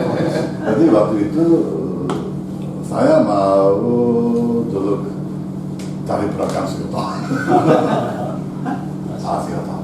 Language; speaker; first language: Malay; non-native, learner; Japanese